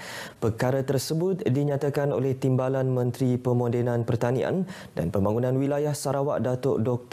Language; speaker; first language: Malay; native; Malay